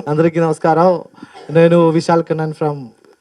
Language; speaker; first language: Telugu; non-native, learner; Malayalam